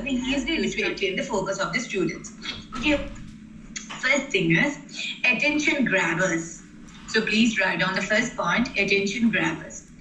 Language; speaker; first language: English; non-native, local second language; Malayalam